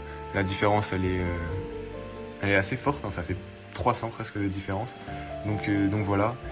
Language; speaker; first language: French; native; French